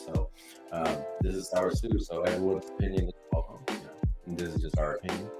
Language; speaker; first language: English; native; English